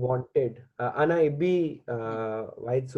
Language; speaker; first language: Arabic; non-native, learner; Hindi